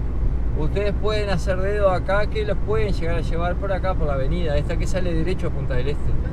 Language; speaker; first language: Spanish; native; Spanish